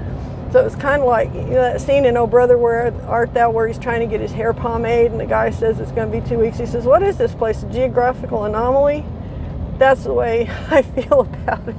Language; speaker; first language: English; native; English